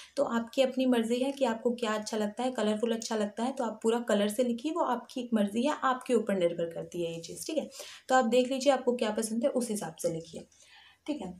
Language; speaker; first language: Hindi; native; Hindi